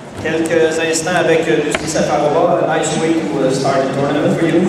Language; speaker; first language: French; native; French